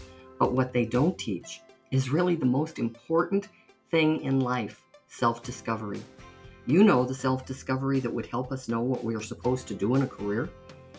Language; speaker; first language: English; native; English